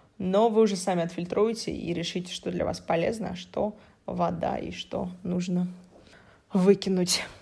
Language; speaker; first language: Russian; native; Russian